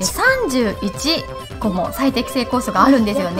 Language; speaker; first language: Japanese; native; Japanese